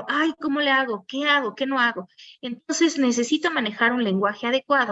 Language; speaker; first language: Spanish; native; Spanish